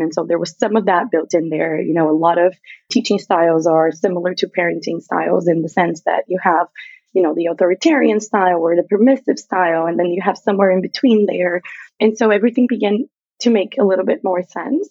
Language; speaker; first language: English; non-native, fluent; Portuguese